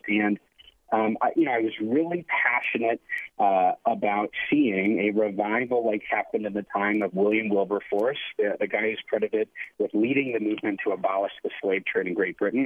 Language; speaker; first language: English; native; English